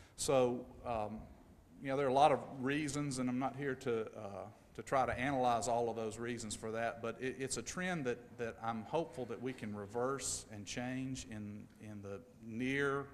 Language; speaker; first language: English; native; English